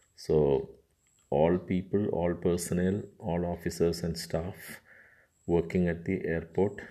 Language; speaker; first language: English; non-native, local second language; Malayalam